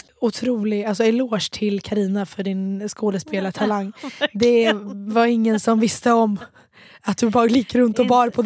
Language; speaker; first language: Swedish; native; Swedish